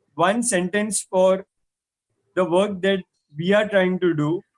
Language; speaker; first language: English; non-native, local second language; Hindi